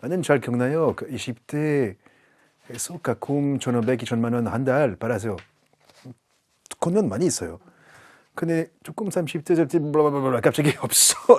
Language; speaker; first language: Korean; non-native, learner; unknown